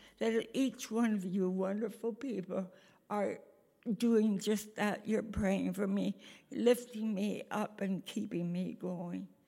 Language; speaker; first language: English; native; English